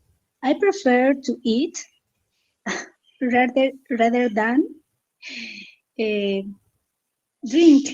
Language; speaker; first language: English; non-native, learner; Spanish